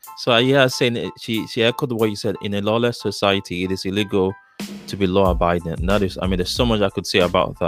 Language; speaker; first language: English; non-native, local second language; Yoruba